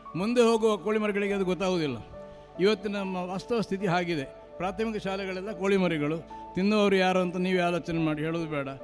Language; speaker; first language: Kannada; non-native, local second language; Marathi